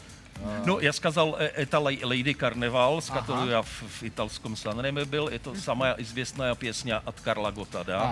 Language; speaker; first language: Russian; non-native, learner; Czech